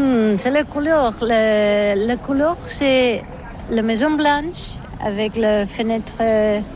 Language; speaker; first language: French; non-native, learner; Catalan